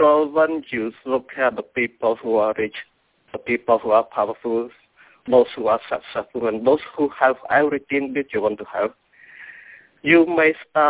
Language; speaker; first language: English; non-native, fluent; Khmer